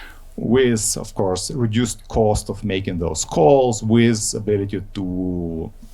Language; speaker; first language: English; non-native, fluent; Ukrainian